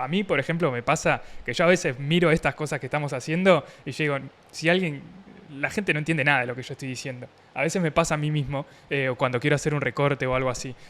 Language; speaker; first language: Spanish; native; Spanish